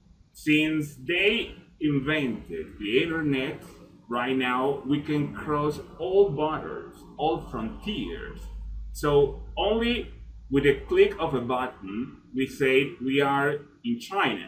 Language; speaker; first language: English; non-native, fluent; Spanish